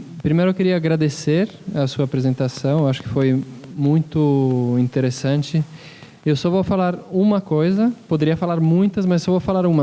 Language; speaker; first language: Portuguese; non-native, fluent; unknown